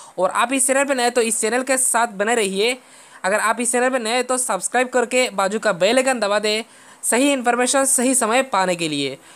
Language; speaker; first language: Hindi; non-native, local second language; Bangla